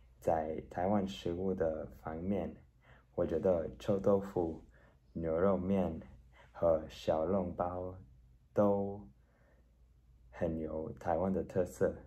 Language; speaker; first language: Chinese; non-native, learner; Spanish